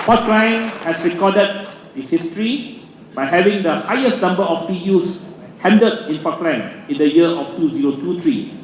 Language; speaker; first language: English; non-native, local second language; Malay